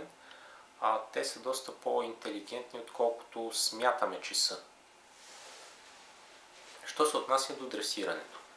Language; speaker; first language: Bulgarian; native; Bulgarian